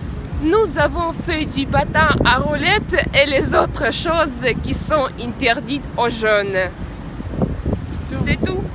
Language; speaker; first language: French; non-native, fluent; Russian